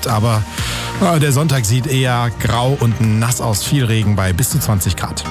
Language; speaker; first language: German; native; German